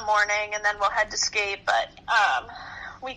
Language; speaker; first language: English; native; English